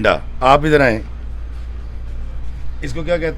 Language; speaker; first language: Hindi; non-native, local second language; Punjabi